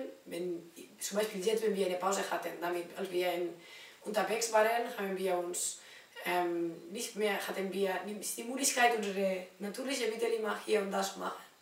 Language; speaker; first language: German; non-native, learner; Spanish